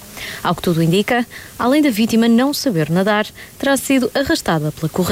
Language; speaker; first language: Portuguese; native; Portuguese